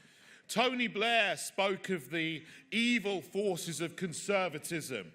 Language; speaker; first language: English; native; English